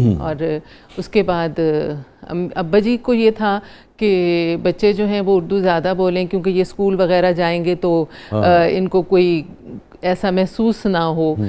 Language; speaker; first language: Urdu; non-native, local second language; Punjabi